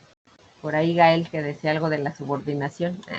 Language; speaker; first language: Spanish; native; Spanish